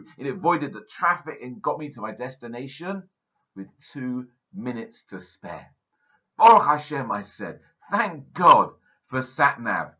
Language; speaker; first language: English; native; English